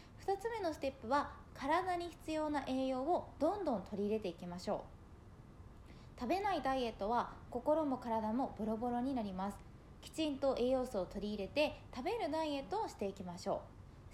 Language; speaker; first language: Japanese; native; Japanese